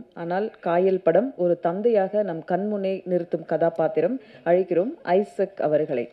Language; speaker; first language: Tamil; native; Tamil